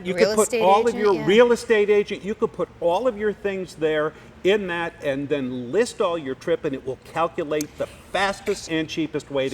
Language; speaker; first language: English; native; English